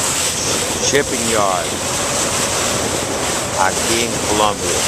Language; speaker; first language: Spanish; non-native, learner; English